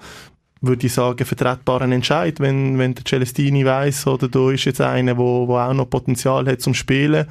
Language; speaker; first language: German; native; German